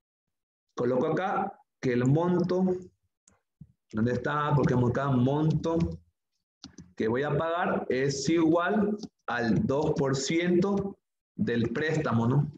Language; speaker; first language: Spanish; native; Spanish